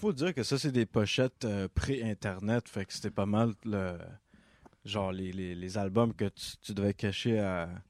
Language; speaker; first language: French; native; French